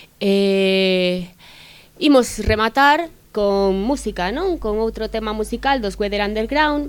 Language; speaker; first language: Galician; non-native, local second language; Spanish